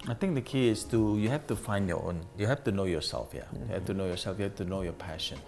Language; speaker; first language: English; non-native, fluent; Indonesian